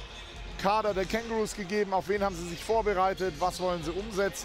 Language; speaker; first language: German; native; German